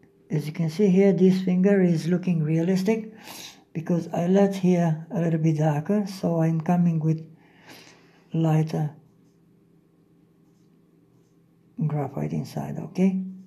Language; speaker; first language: English; non-native, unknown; Romanian